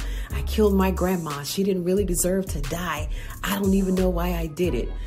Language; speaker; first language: English; native; English